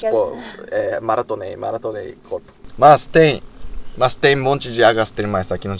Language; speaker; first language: Portuguese; non-native, fluent; Japanese